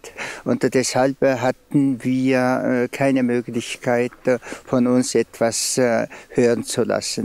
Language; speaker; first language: German; non-native, fluent; Tuvinian